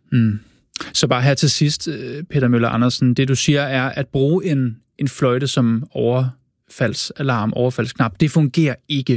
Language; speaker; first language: Danish; native; Danish